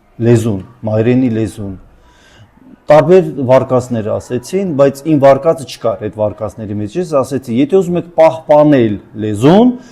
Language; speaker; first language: Armenian; non-native, local second language; Assyrian Neo-Aramaic